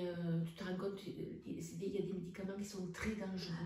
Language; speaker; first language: French; native; French